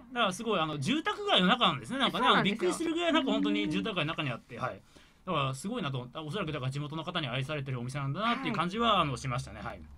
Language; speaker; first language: Japanese; native; Japanese